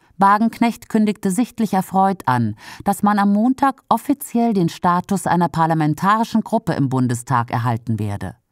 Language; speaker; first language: German; native; German